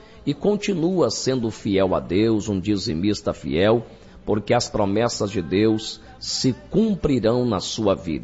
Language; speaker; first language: Portuguese; native; Portuguese